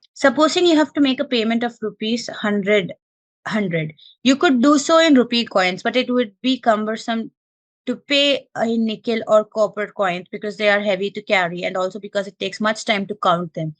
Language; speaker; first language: English; non-native, local second language; Malayalam